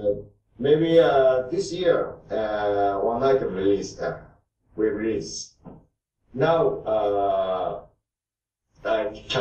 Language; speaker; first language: English; non-native, learner; Japanese